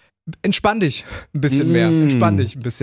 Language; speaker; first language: German; native; German